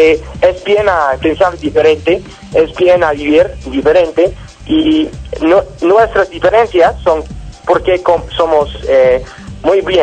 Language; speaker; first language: Spanish; non-native, learner; English